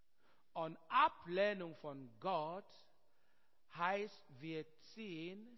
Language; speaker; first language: German; non-native, learner; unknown